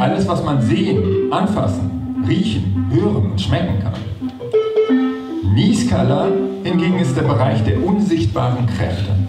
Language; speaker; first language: German; native; German